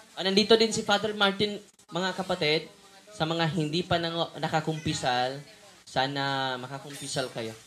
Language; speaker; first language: Filipino; non-native, local second language; Cebuano